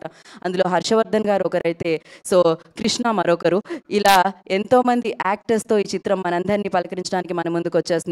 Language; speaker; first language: Telugu; native; Telugu